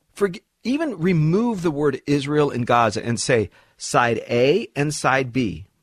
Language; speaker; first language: English; early bilingual, other home language; Arabic